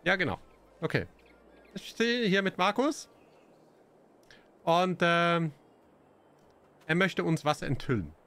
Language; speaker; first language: German; native; German